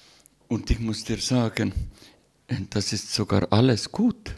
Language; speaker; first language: German; non-native, learner; Russian